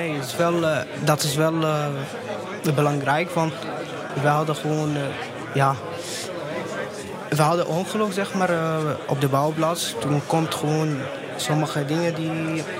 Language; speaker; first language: Dutch; non-native, learner; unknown